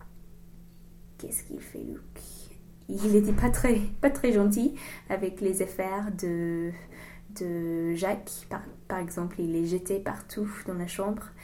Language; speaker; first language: French; non-native, learner; English